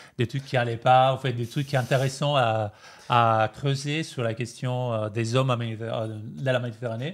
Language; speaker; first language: French; non-native, fluent; Italian